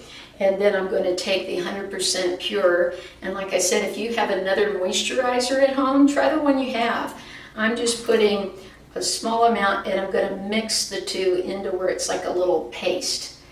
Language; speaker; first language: English; native; English